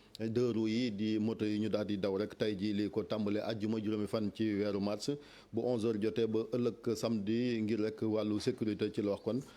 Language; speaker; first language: Wolof; native; Wolof